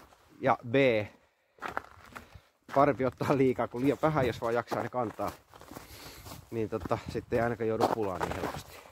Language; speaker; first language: Finnish; native; Finnish